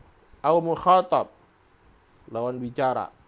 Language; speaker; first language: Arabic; non-native, fluent; Indonesian